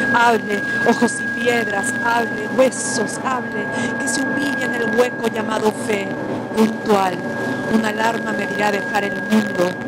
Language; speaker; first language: Spanish; native; Spanish